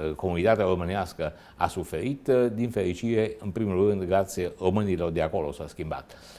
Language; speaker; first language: Romanian; non-native, fluent; Italian